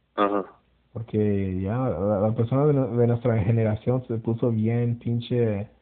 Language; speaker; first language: Spanish; early bilingual, heritage; Spanish